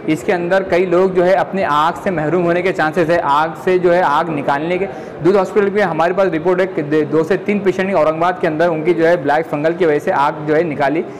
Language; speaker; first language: Hindi; native; Hindi